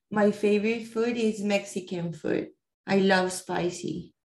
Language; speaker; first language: English; non-native, fluent; Spanish